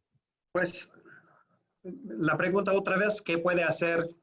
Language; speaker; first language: Spanish; non-native, fluent; English